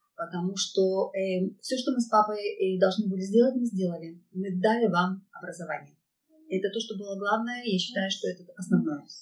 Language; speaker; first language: Russian; native; Russian